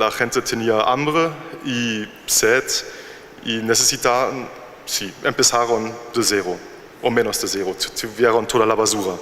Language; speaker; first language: Spanish; non-native, learner; German